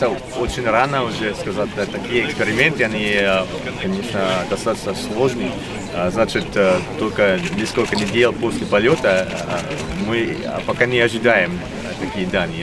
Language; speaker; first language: Russian; non-native, learner; German